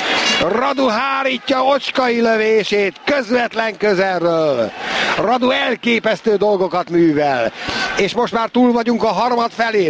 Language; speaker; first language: Hungarian; native; Hungarian